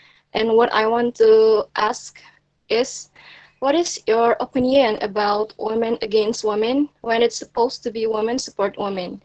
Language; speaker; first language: English; non-native, learner; Indonesian